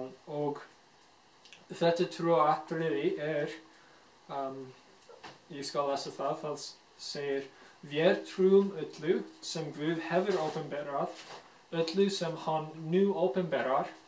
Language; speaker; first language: Icelandic; non-native, fluent; English